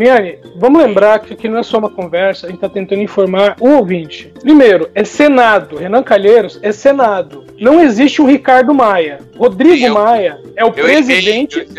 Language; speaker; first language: Portuguese; native; Portuguese